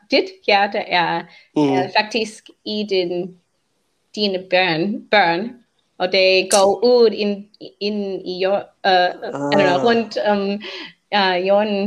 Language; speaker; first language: Danish; non-native, learner; English